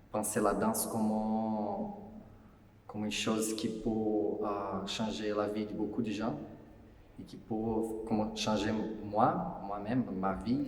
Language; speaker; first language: French; non-native, fluent; Portuguese